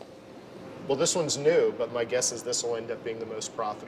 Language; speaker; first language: English; native; English